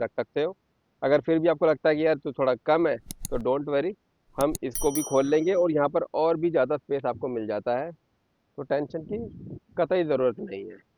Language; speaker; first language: Hindi; native; Hindi